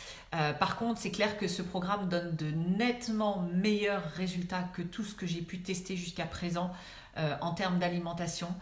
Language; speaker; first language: French; native; French